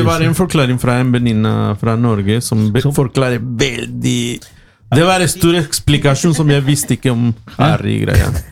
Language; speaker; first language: Norwegian; non-native, learner; Spanish